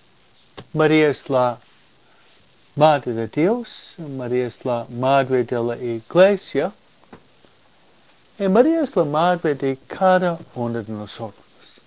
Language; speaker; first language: Spanish; non-native, fluent; English